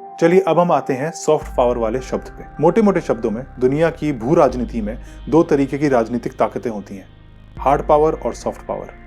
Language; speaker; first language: Hindi; native; Hindi